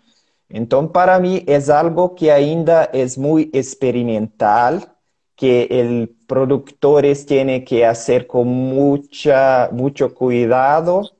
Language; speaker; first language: Spanish; non-native, learner; Portuguese